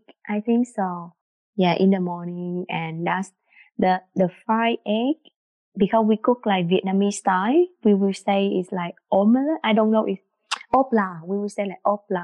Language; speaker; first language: English; non-native, learner; Vietnamese